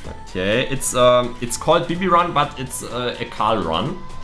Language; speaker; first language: English; non-native, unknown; German